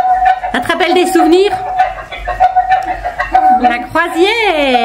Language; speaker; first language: French; native; French